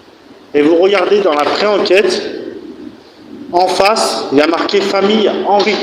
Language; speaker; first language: French; native; French